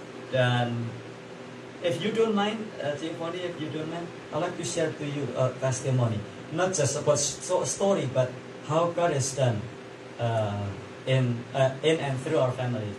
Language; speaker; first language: English; non-native, fluent; Indonesian